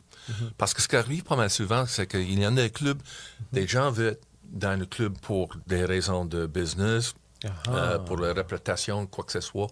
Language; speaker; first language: French; non-native, local second language; English